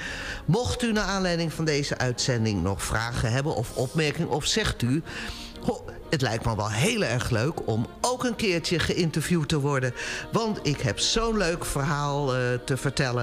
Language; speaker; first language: Dutch; native; Dutch